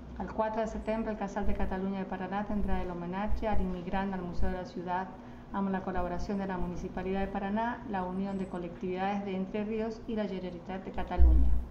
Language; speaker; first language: Catalan; non-native, learner; Spanish